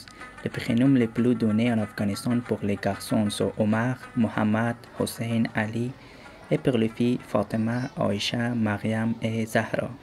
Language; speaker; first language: French; non-native, learner; Persian